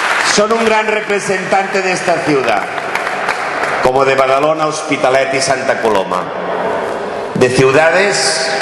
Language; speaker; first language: Spanish; non-native, local second language; Catalan